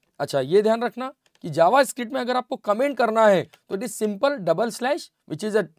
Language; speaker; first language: Hindi; native; Hindi